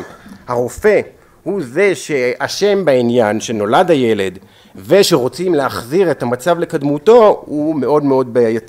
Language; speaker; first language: Hebrew; native; Hebrew